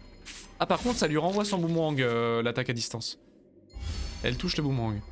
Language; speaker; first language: French; native; French